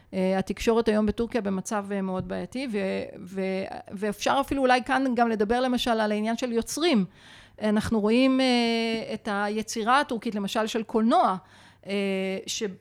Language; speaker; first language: Hebrew; native; Hebrew